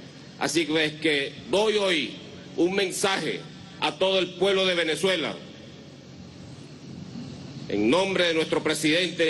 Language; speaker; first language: Spanish; native; Spanish